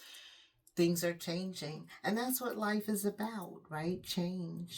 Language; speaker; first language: English; native; English